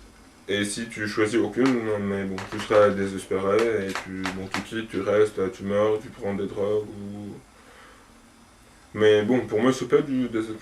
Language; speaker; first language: French; non-native, local second language; Arabic